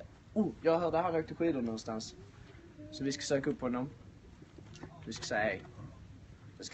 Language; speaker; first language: Swedish; native; Swedish